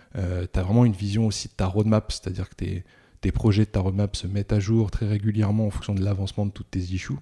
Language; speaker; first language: French; native; French